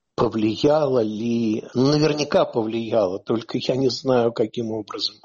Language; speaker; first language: Russian; native; Russian